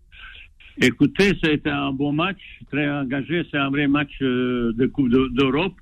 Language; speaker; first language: French; non-native, fluent; Bosnian